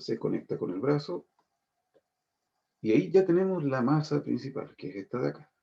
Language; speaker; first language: Spanish; native; Spanish